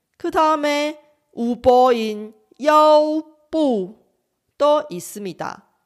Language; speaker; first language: Korean; non-native, fluent; Chinese